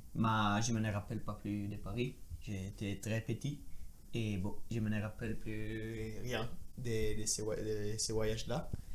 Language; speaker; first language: French; non-native, learner; Italian